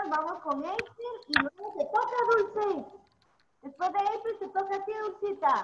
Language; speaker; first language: Spanish; native; Spanish